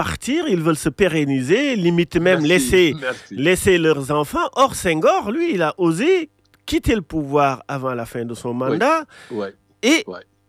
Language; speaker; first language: French; non-native, local second language; Wolof